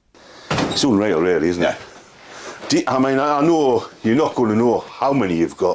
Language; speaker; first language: English; native; English